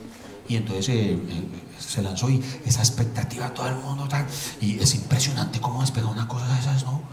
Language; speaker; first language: Spanish; native; Spanish